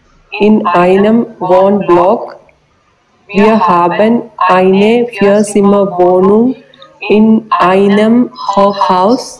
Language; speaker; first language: German; non-native, learner; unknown